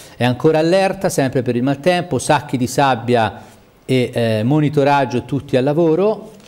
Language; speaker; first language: Italian; native; Italian